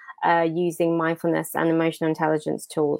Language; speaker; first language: English; native; English